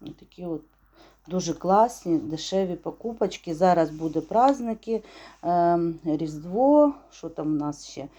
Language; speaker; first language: Ukrainian; non-native, local second language; Russian